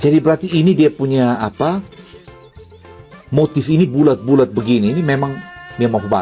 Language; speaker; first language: Indonesian; non-native, local second language; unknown